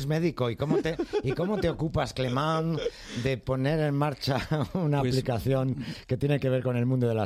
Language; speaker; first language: Spanish; native; Spanish